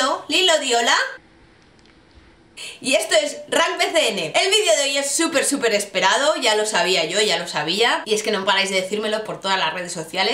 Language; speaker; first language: Spanish; native; Spanish